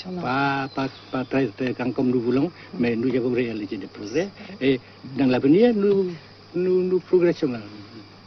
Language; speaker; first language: French; non-native, fluent; Vietnamese